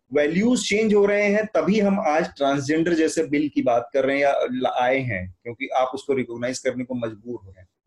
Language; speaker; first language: Hindi; native; Hindi